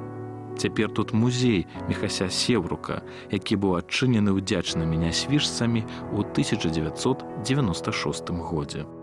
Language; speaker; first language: Belarusian; native; Belarusian